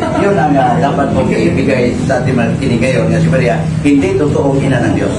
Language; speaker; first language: Filipino; non-native, local second language; Cebuano